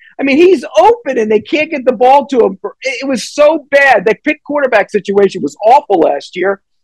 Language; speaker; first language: English; native; English